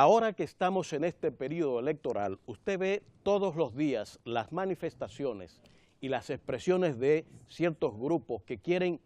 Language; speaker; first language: Spanish; native; Spanish